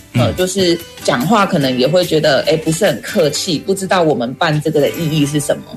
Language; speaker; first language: Chinese; non-native, local second language; Min Nan Chinese